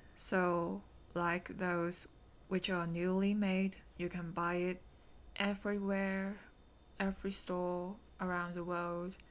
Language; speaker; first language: English; non-native, local second language; Cantonese